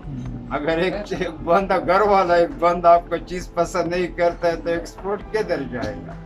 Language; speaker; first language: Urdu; non-native, local second language; Pashto